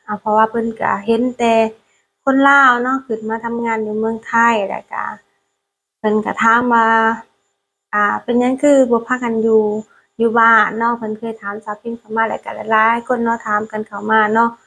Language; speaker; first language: Thai; non-native, learner; Lao